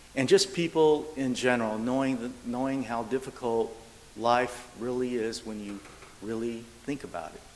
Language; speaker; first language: English; native; English